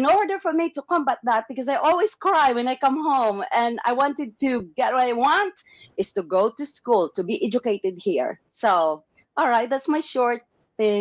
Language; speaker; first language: English; non-native, local second language; Hiligaynon